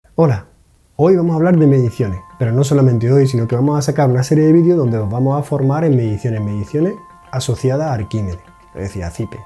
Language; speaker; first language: Spanish; native; Spanish